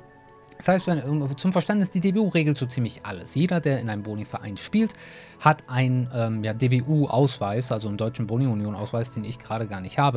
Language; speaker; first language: German; native; German